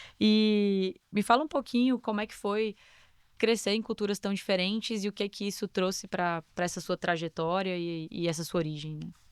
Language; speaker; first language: Portuguese; native; Portuguese